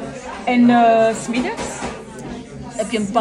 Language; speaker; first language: Dutch; non-native, fluent; French